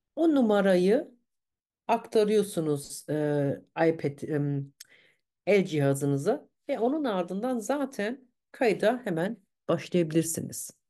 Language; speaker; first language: Turkish; early bilingual, heritage; Turkish